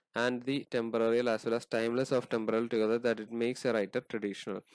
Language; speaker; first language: English; non-native, local second language; Malayalam